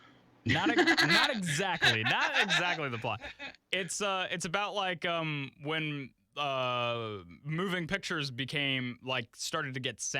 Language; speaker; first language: English; native; English